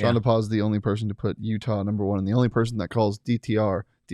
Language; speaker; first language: English; native; English